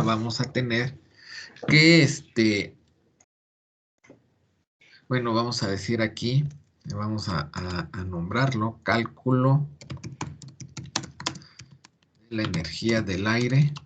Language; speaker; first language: Spanish; native; Spanish